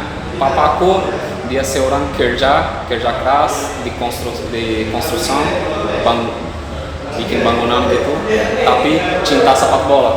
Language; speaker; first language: Indonesian; non-native, fluent; Portuguese